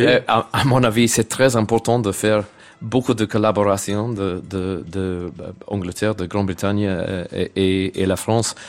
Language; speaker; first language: French; non-native, learner; English